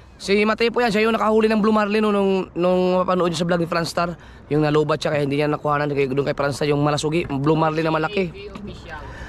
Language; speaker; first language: Filipino; non-native, local second language; Cebuano